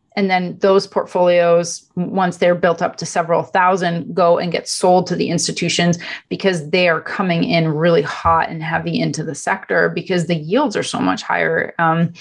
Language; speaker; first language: English; non-native, fluent; Italian